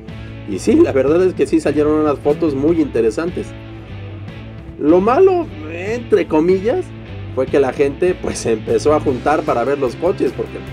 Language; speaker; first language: Spanish; native; Spanish